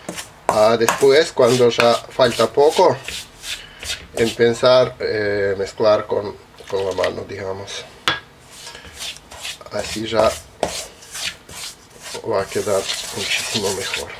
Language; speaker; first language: Spanish; non-native, learner; Russian